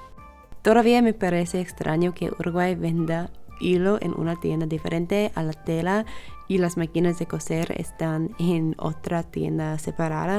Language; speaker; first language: Spanish; non-native, learner; English